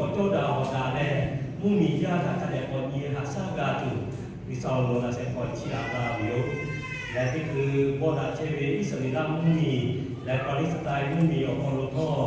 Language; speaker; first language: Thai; non-native, local second language; Lahu